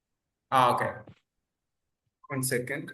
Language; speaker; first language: English; non-native, fluent; Malayalam